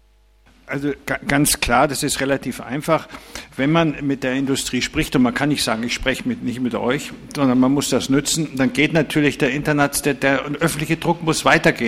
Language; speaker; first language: German; native; German